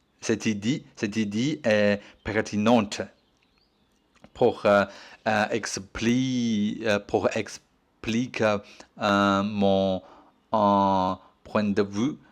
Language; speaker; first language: French; non-native, learner; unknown